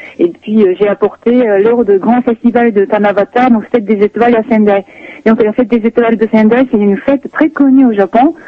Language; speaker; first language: French; non-native, fluent; Japanese